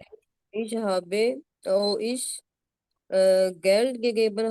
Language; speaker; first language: German; non-native, learner; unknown